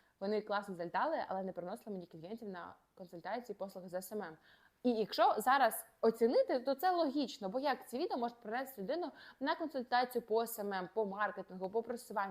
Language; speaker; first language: Ukrainian; native; Ukrainian